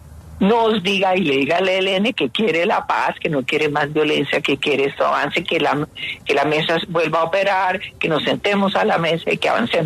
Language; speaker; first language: Spanish; native; Spanish